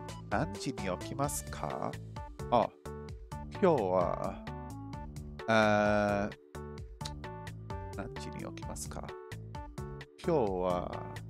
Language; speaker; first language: Japanese; non-native, learner; English